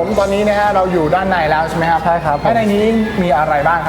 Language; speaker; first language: Thai; native; Thai